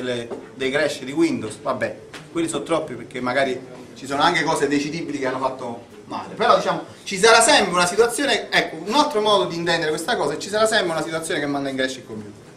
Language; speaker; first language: Italian; native; Italian